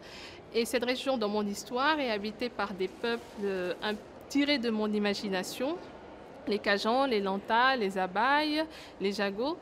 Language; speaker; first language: French; non-native, local second language; Wolof